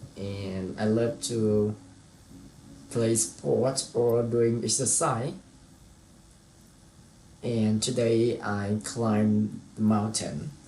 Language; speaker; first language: English; non-native, learner; Vietnamese